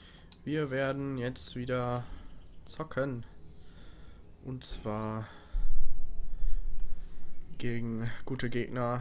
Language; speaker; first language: German; native; German